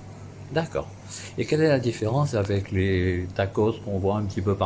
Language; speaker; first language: French; native; French